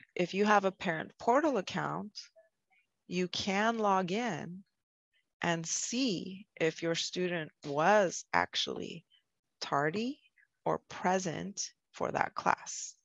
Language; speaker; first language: English; native; English